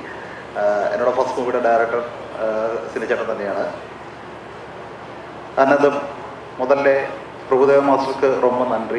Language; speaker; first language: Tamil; non-native, learner; Malayalam